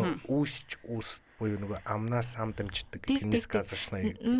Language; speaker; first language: Mongolian; native; Mongolian